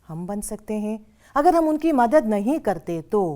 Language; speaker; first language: Hindi; non-native, local second language; Kannada